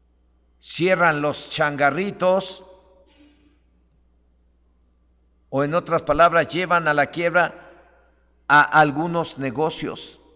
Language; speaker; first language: Spanish; native; Spanish